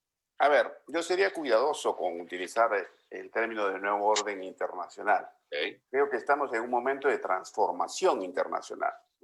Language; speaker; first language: Spanish; native; Spanish